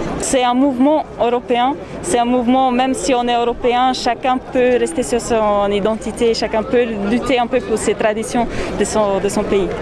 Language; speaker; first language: French; non-native, fluent; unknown